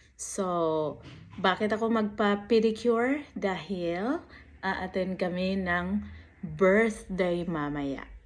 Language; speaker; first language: Filipino; non-native, local second language; Cebuano